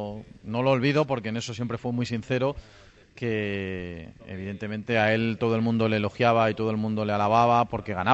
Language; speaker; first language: Spanish; native; Spanish